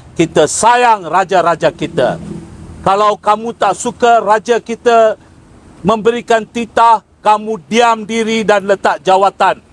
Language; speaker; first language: Malay; non-native, local second language; Tamil